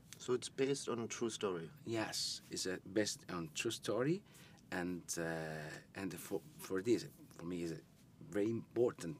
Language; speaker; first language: English; non-native, learner; Italian